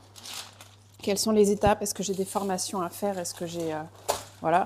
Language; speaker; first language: French; early bilingual, other home language; Portuguese